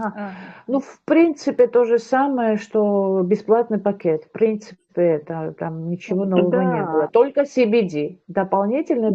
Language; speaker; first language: Russian; non-native, local second language; Georgian